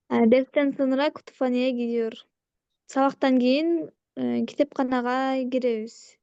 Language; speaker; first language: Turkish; non-native, learner; Kyrgyz